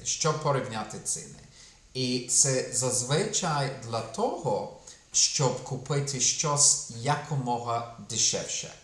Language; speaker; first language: Ukrainian; non-native, fluent; English